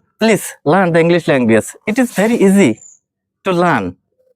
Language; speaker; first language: English; non-native, learner; Bangla